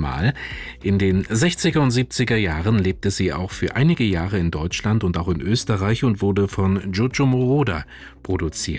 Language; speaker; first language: German; native; German